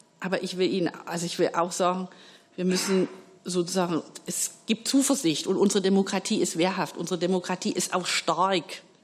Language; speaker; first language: German; native; German